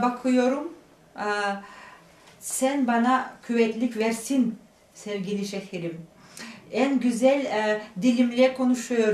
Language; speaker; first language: Turkish; non-native, learner; Chuvash